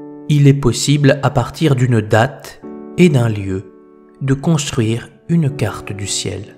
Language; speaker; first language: French; native; French